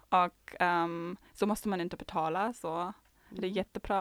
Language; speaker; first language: Swedish; non-native, fluent; German